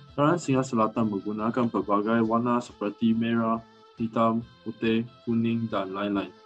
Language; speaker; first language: Malay; non-native, local second language; Chinese